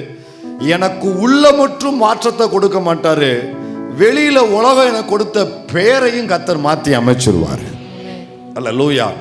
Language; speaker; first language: Tamil; native; Tamil